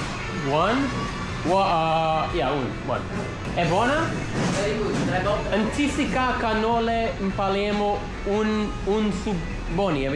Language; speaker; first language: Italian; non-native, learner; English